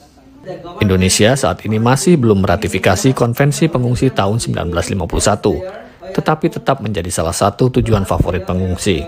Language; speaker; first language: Indonesian; native; Indonesian